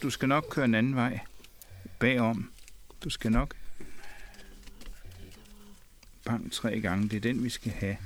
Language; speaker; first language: Danish; native; Danish